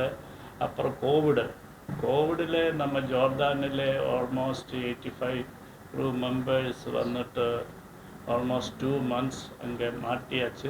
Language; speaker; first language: Tamil; non-native, learner; Malayalam